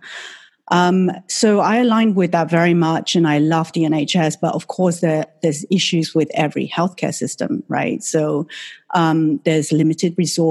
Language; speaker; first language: English; non-native, fluent; Chinese